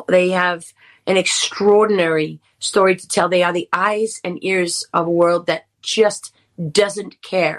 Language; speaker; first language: English; native; English